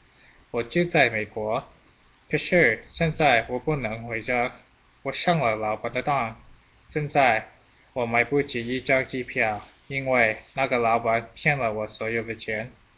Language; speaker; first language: Chinese; non-native, learner; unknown